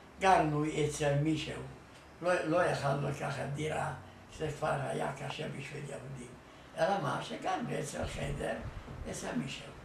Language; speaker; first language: Hebrew; non-native, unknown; Hungarian